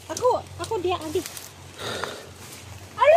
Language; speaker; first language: Cebuano; non-native, local second language; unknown